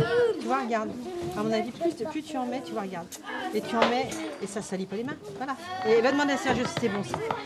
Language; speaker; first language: French; native; French